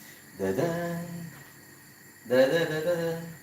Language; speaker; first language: Turkish; non-native, learner; Filipino